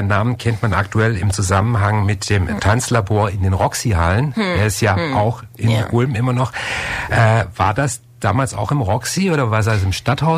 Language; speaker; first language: German; native; German